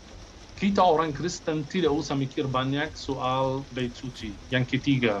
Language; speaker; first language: Indonesian; non-native, fluent; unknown